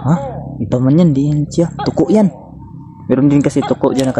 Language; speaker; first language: Filipino; non-native, local second language; Cebuano